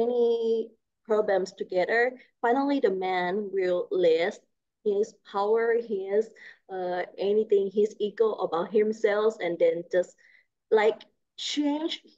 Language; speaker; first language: English; non-native, learner; Thai